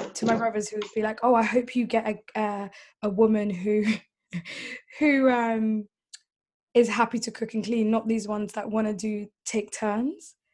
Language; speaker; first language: English; native; English